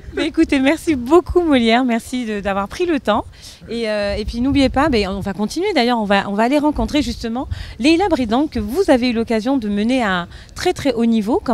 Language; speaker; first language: French; native; French